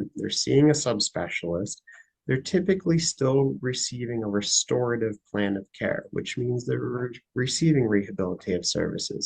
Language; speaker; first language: English; native; English